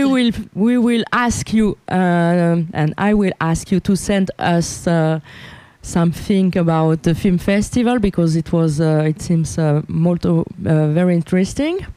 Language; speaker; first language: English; non-native, learner; Italian